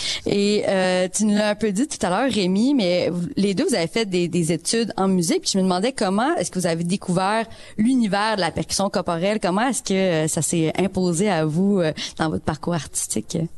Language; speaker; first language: French; native; French